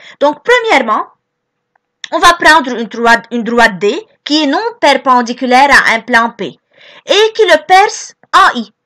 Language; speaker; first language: French; non-native, local second language; Arabic